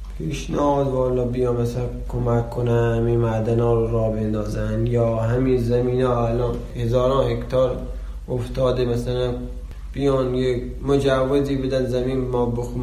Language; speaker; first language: Persian; non-native, local second language; Baluchi